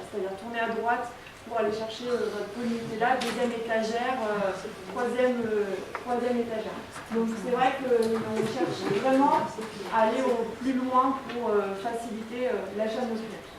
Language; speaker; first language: French; native; French